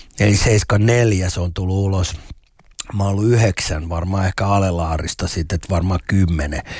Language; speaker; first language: Finnish; native; Finnish